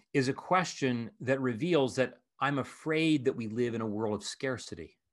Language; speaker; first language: English; native; English